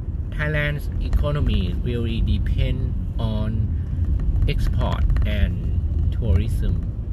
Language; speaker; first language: English; non-native, fluent; Thai